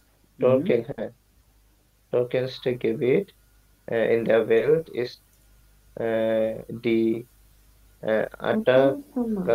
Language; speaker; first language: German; non-native, learner; Bangla